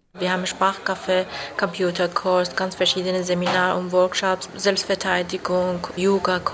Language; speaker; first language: German; non-native, learner; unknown